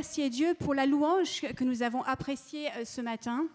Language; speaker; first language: French; native; French